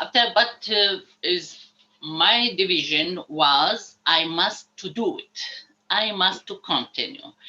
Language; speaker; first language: English; non-native, learner; Arabic